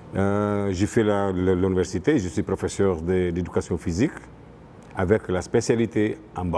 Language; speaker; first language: French; non-native, fluent; Portuguese